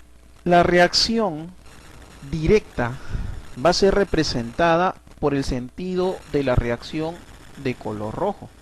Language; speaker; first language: Spanish; native; Spanish